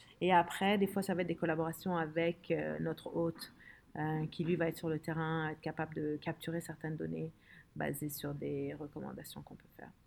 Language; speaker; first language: French; early bilingual, other home language; Arabic